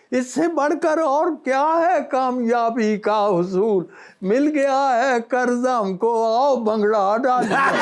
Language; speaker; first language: Urdu; non-native, local second language; Punjabi